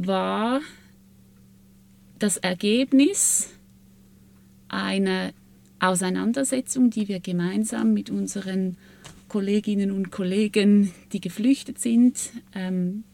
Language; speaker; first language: German; native; German